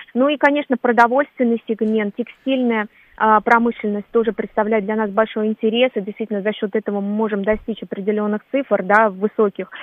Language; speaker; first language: Russian; native; Russian